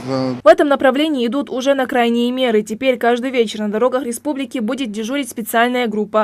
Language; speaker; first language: Russian; native; Russian